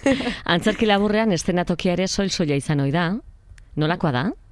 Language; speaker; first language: Basque; native; Basque